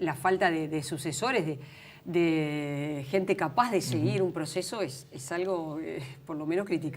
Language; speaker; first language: Spanish; native; Spanish